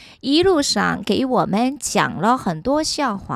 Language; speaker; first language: Chinese; non-native, fluent; Korean